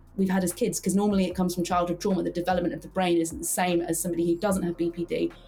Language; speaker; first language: English; early bilingual, heritage; English